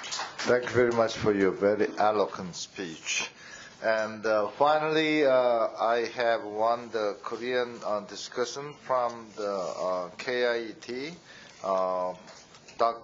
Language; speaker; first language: English; non-native, fluent; Korean